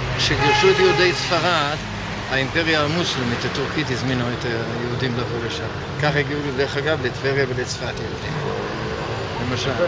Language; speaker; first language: Hebrew; native; Hebrew